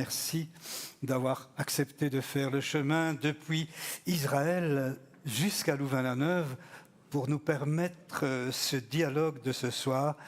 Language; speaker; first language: French; native; French